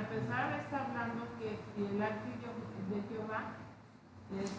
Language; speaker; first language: Spanish; native; Spanish